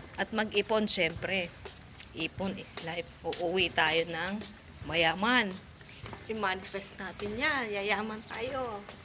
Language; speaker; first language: Filipino; native; Filipino